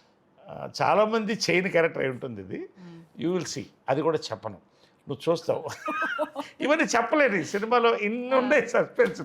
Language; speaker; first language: Telugu; native; Telugu